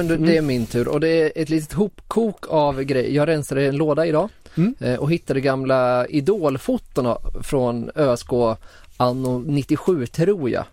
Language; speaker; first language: Swedish; native; Swedish